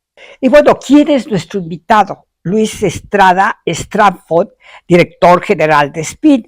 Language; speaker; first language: Spanish; native; Spanish